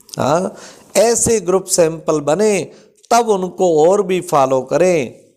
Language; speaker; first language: Hindi; native; Hindi